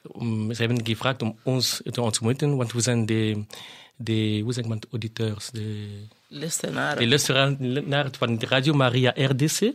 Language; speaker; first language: Dutch; non-native, fluent; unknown